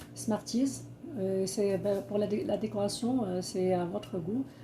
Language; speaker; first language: French; non-native, local second language; Arabic